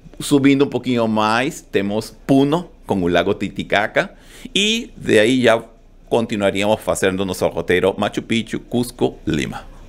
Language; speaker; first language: Portuguese; non-native, fluent; Spanish